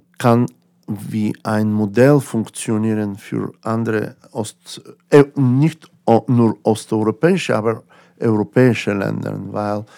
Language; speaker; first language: German; non-native, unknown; Bulgarian